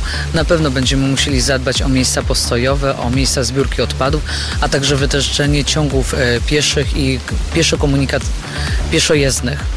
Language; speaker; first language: Polish; native; Polish